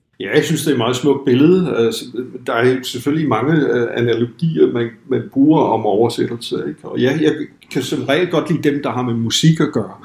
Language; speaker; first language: Danish; non-native, fluent; English